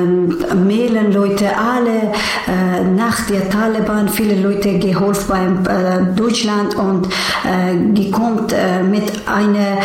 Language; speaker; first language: German; non-native, learner; Persian